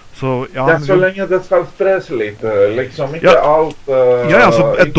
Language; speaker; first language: Norwegian; non-native, fluent; Greek